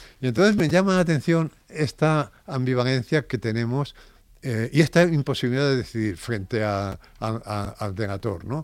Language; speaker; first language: Spanish; native; Spanish